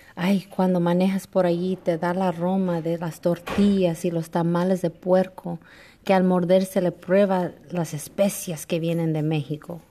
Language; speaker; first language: Spanish; early bilingual, heritage; Spanish